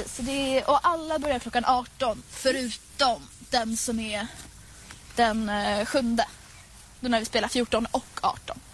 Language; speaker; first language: Swedish; native; Swedish